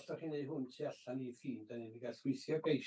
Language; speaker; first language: Welsh; native; Welsh